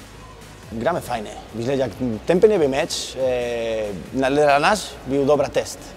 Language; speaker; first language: Polish; non-native, learner; Spanish